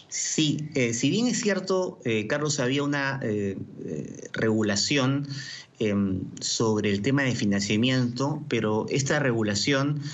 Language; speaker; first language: Spanish; native; Spanish